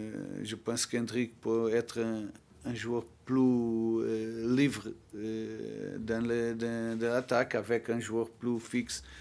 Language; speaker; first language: French; non-native, fluent; Portuguese